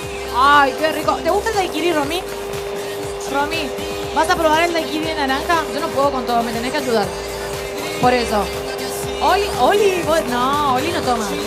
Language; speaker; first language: Spanish; native; Spanish